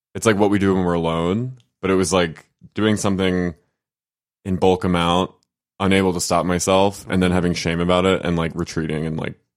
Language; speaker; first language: English; native; English